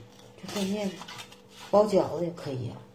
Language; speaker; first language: Chinese; native; Chinese